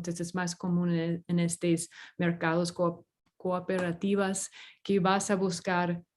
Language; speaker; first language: Spanish; non-native, fluent; English